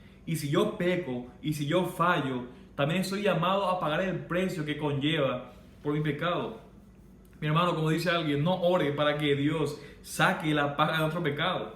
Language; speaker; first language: Spanish; native; Spanish